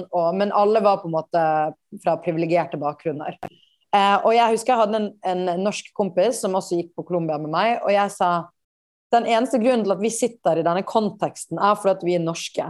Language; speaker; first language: Norwegian; native; Norwegian